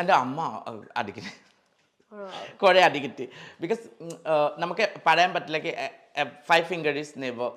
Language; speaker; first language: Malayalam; non-native, learner; Assamese